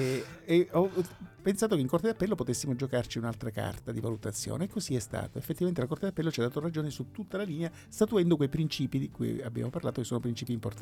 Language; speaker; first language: Italian; native; Italian